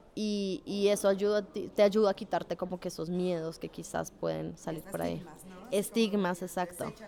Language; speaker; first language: Spanish; native; Spanish